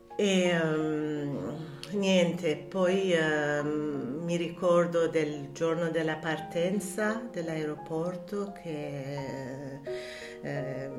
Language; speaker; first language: Italian; non-native, fluent; Persian